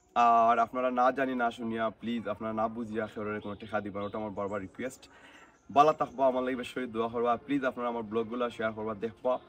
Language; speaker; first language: Bangla; native; Bangla